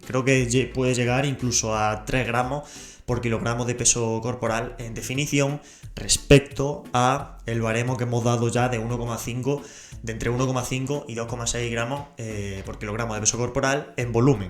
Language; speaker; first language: Spanish; native; Spanish